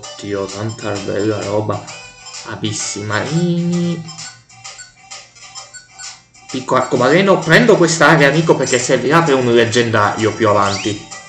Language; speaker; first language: Italian; native; Italian